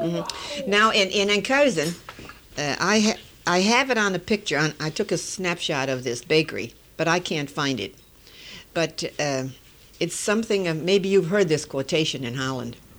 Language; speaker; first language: English; early bilingual, other home language; Dutch